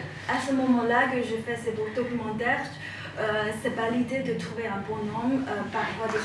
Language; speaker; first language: French; non-native, fluent; Chinese